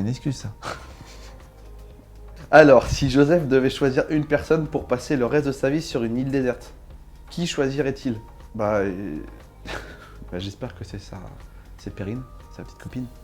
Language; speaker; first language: French; native; French